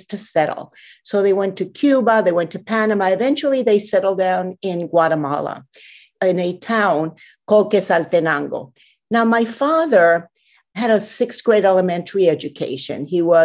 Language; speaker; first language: English; non-native, fluent; Spanish